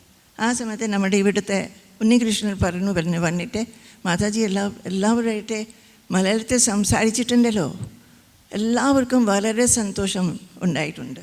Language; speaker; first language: Malayalam; non-native, fluent; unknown